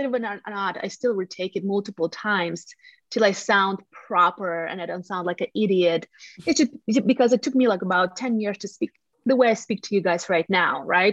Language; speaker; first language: English; non-native, fluent; Latvian